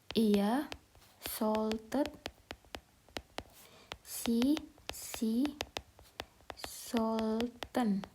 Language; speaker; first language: German; non-native, learner; Indonesian